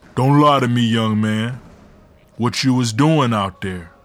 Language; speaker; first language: English; native; English